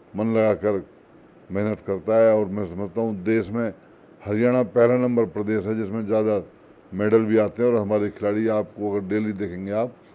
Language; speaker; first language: Hindi; native; Hindi